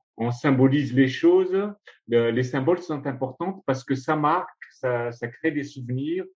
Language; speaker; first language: French; non-native, local second language; Malagasy